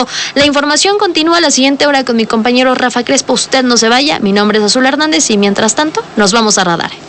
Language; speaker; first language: Spanish; native; Spanish